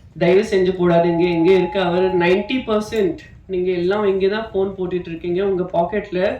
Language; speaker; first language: Tamil; non-native, fluent; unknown